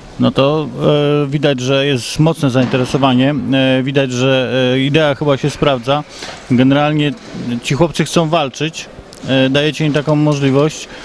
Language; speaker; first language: Polish; native; Polish